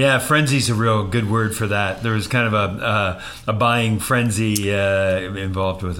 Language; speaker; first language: English; native; English